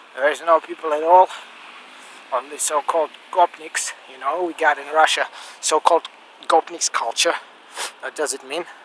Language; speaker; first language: English; non-native, learner; Russian